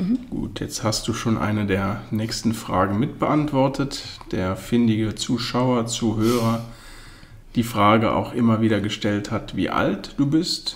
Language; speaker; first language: German; native; German